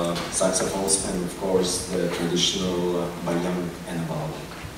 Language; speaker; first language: English; non-native, fluent; Russian